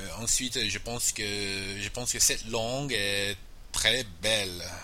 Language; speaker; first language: French; non-native, learner; English